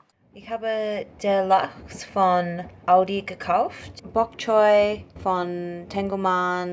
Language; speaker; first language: German; non-native, learner; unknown